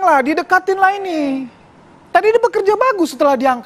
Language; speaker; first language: Indonesian; native; Indonesian